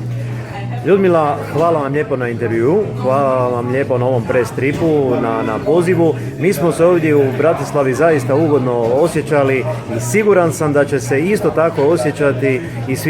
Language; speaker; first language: Croatian; native; Croatian